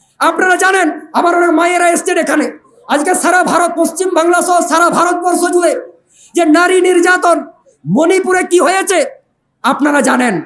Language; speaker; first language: Bangla; non-native, local second language; Santali